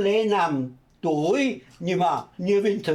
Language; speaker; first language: Vietnamese; non-native, fluent; French